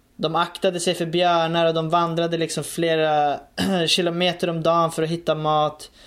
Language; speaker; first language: Swedish; native; Swedish